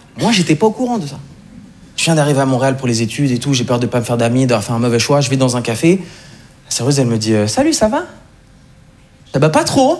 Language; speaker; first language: French; native; French